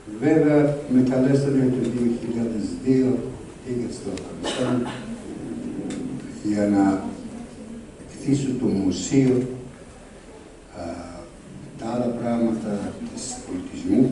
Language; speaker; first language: Greek; non-native, fluent; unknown